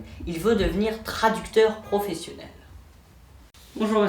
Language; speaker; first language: French; native; French